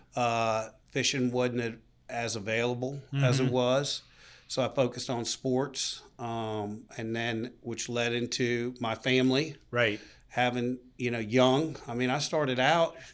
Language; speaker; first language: English; native; English